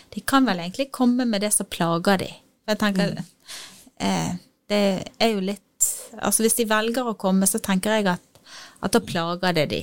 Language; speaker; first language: Norwegian; native; Norwegian